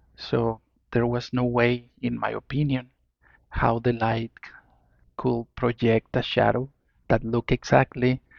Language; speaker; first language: English; non-native, fluent; Spanish